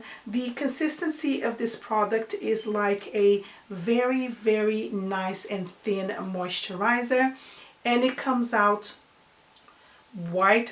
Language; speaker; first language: English; non-native, fluent; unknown